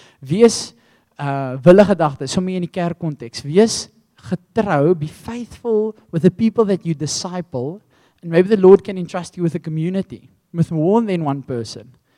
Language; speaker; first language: English; non-native, local second language; Afrikaans